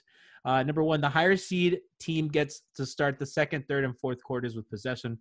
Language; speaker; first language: English; native; English